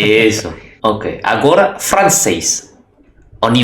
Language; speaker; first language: Portuguese; non-native, learner; Indonesian